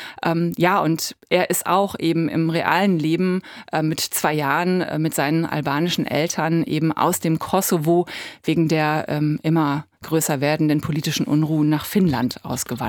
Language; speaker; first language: German; native; German